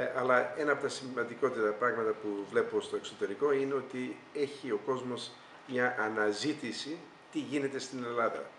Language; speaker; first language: Greek; early bilingual, heritage; Greek